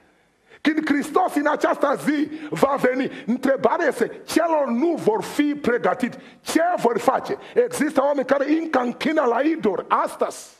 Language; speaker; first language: Romanian; non-native, fluent; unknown